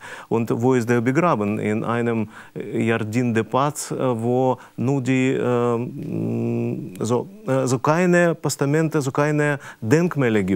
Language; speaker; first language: German; non-native, fluent; Russian